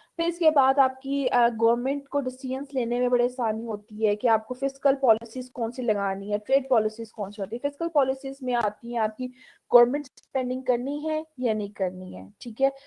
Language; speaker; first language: Urdu; native; Urdu